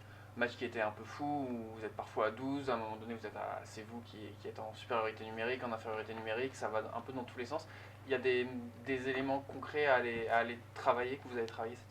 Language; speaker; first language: French; native; French